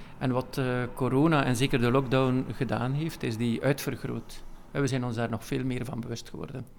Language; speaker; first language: Dutch; native; Dutch